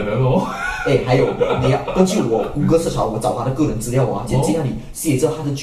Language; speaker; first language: Chinese; native; Chinese